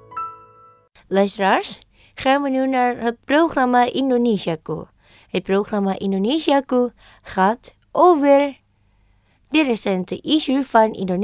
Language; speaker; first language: Dutch; non-native, learner; Indonesian